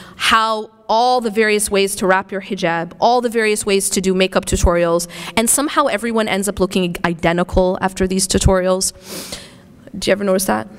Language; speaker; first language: English; native; English